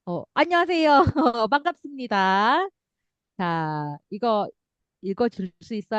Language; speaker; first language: Korean; non-native, fluent; Indonesian